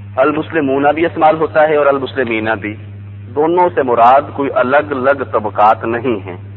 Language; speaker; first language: Urdu; native; Urdu